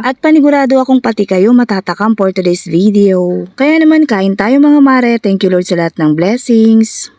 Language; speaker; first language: Filipino; non-native, local second language; Iloko